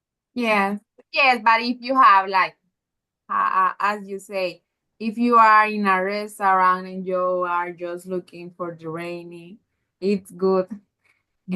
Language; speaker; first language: English; non-native, learner; Spanish